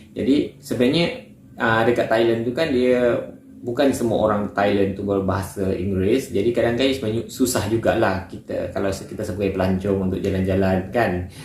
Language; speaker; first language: Malay; native; Malay